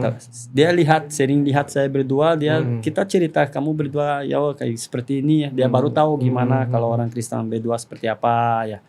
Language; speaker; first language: Indonesian; non-native, fluent; Portuguese